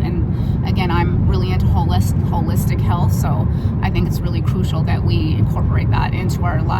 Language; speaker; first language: English; native; English